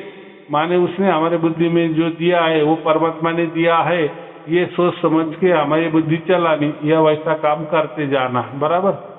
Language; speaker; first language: Hindi; native; Hindi